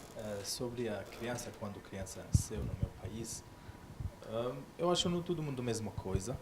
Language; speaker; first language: Portuguese; non-native, learner; Arabic